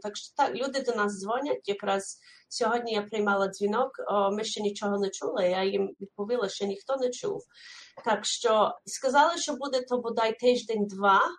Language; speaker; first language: Ukrainian; early bilingual, heritage; Ukrainian